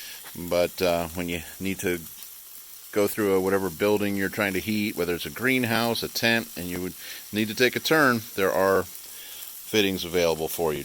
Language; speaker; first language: English; native; English